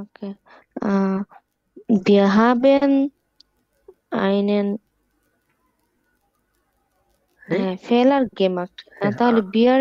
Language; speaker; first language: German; non-native, learner; Bangla